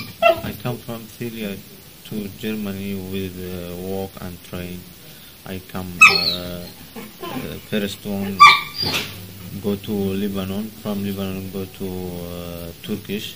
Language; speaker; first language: English; non-native, learner; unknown